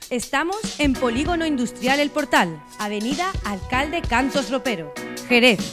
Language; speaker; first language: Spanish; native; Spanish